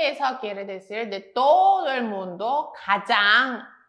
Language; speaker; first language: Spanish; non-native, fluent; Korean